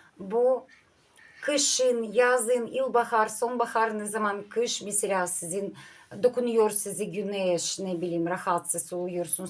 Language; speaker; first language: Turkish; non-native, learner; Russian